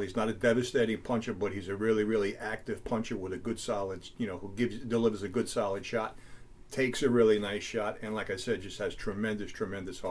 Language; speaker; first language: English; native; English